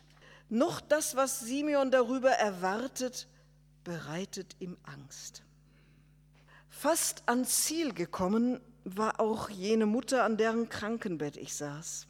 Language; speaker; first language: German; native; German